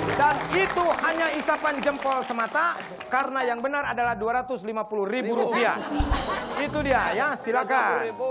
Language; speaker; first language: Indonesian; native; Indonesian